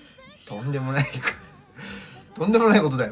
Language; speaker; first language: Japanese; native; Japanese